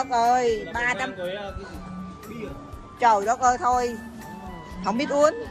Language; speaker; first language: Vietnamese; native; Vietnamese